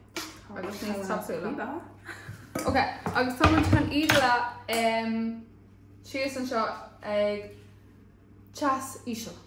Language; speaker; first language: Irish; non-native, local second language; English